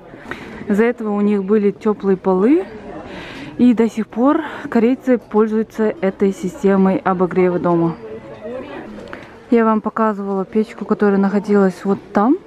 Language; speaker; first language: Russian; non-native, local second language; Kazakh